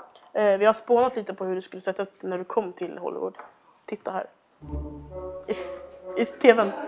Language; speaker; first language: Swedish; native; Swedish